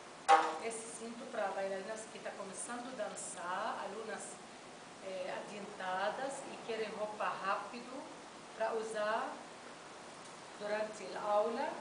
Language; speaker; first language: Portuguese; non-native, fluent; Arabic